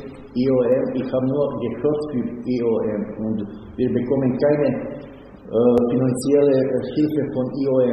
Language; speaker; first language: German; non-native, learner; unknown